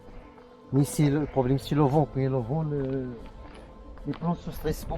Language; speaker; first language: French; non-native, learner; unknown